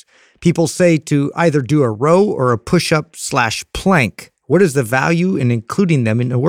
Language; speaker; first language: English; native; English